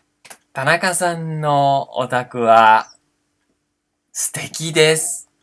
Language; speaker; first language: Japanese; non-native, fluent; Portuguese